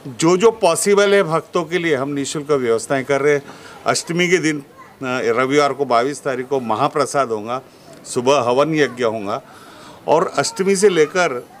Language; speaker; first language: Hindi; non-native, local second language; Sindhi